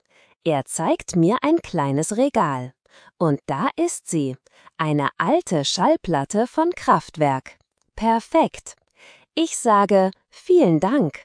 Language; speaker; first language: German; non-native, fluent; Spanish